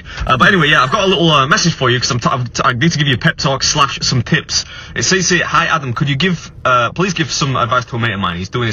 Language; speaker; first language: English; native; English